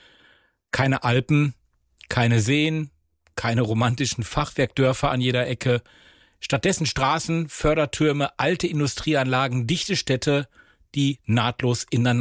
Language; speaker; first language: German; native; German